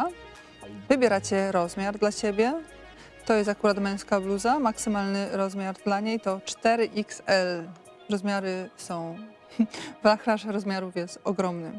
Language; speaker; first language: Polish; native; Polish